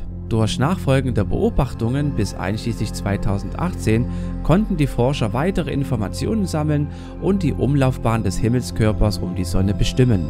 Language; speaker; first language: German; native; German